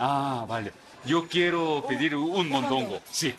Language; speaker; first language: Spanish; non-native, learner; Korean